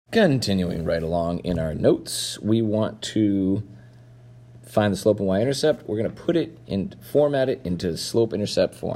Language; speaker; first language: English; native; English